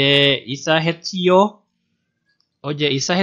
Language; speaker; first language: Korean; non-native, fluent; Indonesian